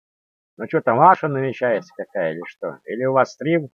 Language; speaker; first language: Russian; native; Russian